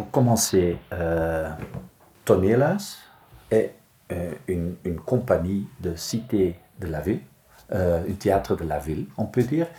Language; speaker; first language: French; non-native, local second language; Dutch